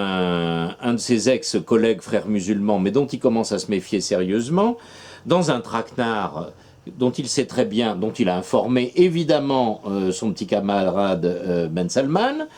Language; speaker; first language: French; native; French